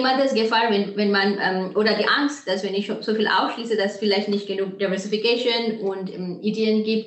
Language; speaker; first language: German; non-native, fluent; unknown